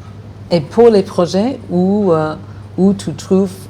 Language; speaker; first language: French; non-native, fluent; English